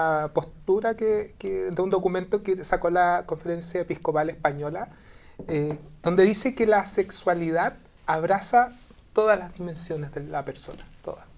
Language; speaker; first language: Spanish; native; Spanish